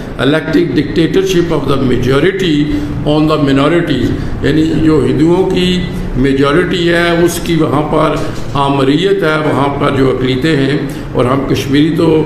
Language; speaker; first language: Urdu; non-native, local second language; Pahari-Potwari